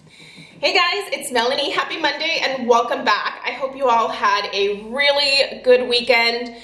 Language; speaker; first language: English; native; English